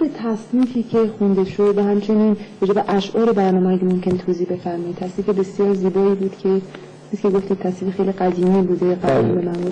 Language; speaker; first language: Persian; native; Persian